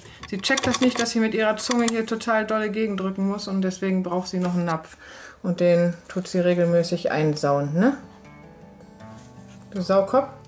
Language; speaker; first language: German; native; German